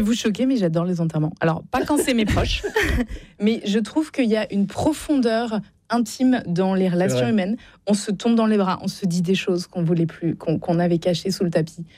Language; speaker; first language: French; native; French